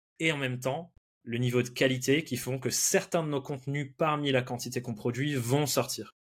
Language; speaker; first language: French; early bilingual, other home language; English